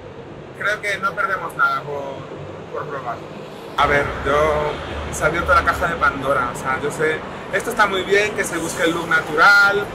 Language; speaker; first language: Spanish; native; Spanish